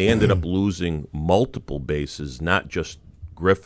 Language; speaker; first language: English; native; English